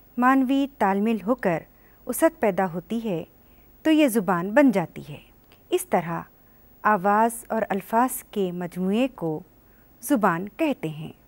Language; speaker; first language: Urdu; native; Urdu